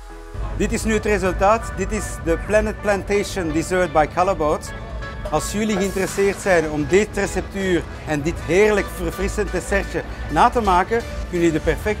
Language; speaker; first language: Dutch; native; Dutch